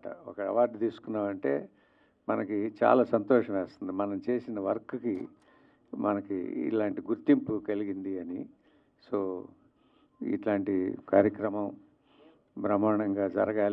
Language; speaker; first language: Telugu; native; Telugu